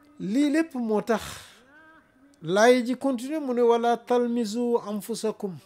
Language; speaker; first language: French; non-native, local second language; Wolof